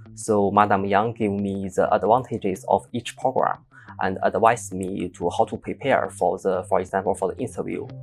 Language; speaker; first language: English; non-native, learner; Chinese